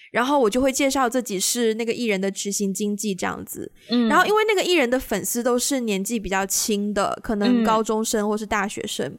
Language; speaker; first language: Chinese; native; Chinese